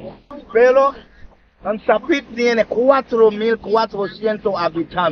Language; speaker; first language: Spanish; non-native, learner; Haitian Creole